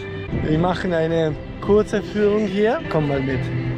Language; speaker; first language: German; non-native, fluent; Ukrainian